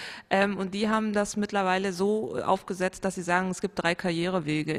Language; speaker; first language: German; native; German